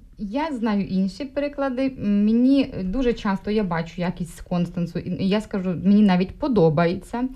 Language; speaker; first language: Ukrainian; non-native, local second language; Russian